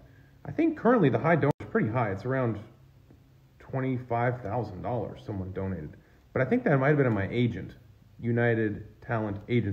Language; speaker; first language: English; native; English